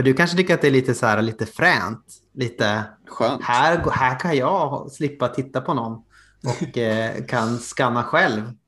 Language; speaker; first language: Swedish; native; Swedish